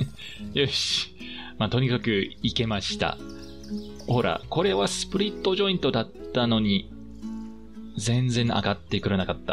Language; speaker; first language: Japanese; non-native, fluent; English